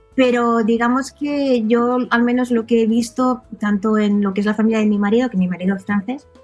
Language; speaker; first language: Spanish; non-native, local second language; Catalan